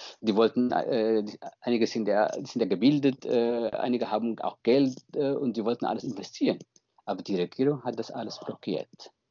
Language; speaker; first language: German; non-native, fluent; Tigrinya